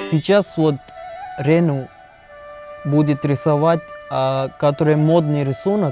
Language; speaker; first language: Russian; non-native, learner; Hindi